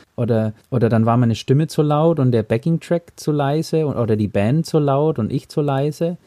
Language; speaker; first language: German; early bilingual, heritage; German